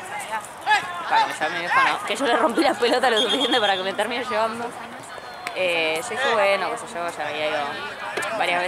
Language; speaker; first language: Spanish; native; Spanish